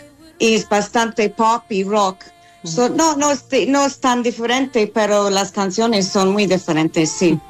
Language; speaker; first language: Spanish; non-native, learner; English